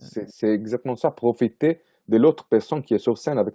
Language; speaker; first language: French; non-native, fluent; Italian